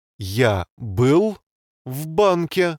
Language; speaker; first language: Russian; non-native, learner; English